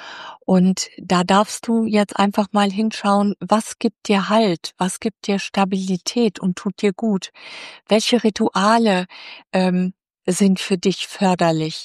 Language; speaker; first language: German; native; German